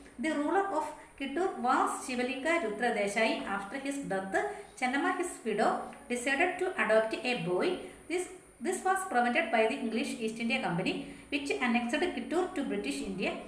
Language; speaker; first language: English; non-native, local second language; Malayalam